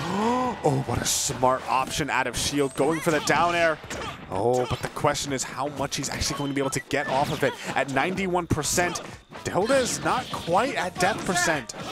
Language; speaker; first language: English; native; English